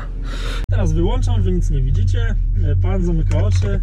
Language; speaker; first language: Polish; native; Polish